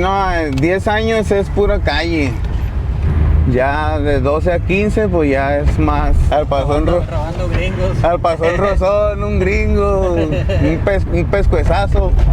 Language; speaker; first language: Spanish; native; Spanish